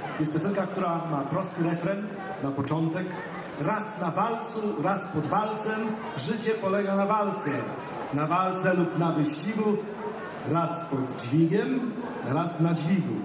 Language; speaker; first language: Polish; native; Polish